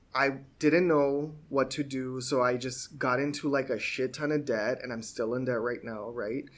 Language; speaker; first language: English; native; English